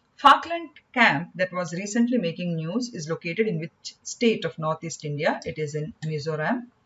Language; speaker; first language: English; non-native, local second language; Kannada